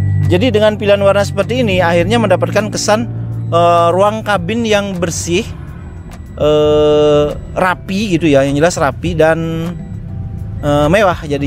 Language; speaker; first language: Indonesian; native; Indonesian